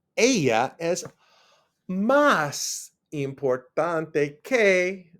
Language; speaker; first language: Spanish; non-native, learner; English